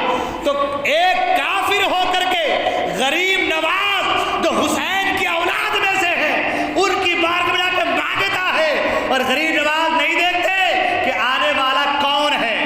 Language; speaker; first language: Urdu; native; Urdu